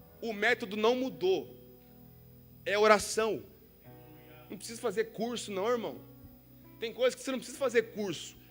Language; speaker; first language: Portuguese; native; Portuguese